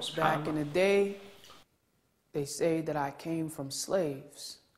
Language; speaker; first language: English; native; English